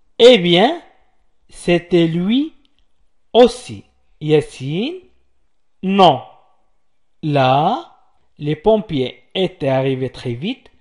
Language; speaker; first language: French; non-native, local second language; Arabic